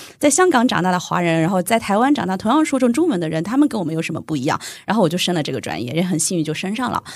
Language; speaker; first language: Chinese; native; Chinese